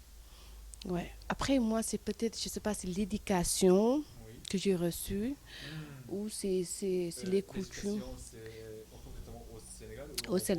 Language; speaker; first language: French; non-native, local second language; Wolof